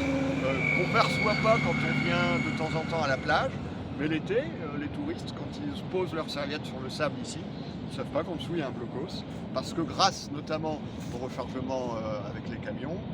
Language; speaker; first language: French; native; French